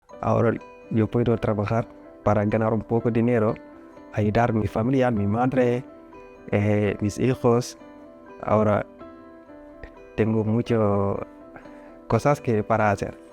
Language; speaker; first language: Spanish; non-native, learner; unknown